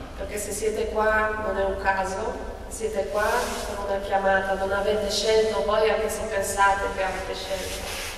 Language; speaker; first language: Italian; non-native, fluent; Polish